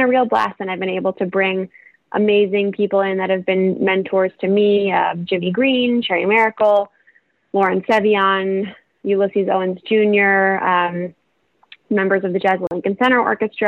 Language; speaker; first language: English; native; English